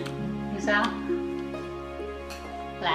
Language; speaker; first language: Vietnamese; native; Vietnamese